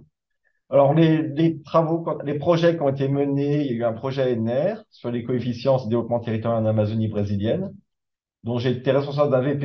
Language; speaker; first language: French; native; French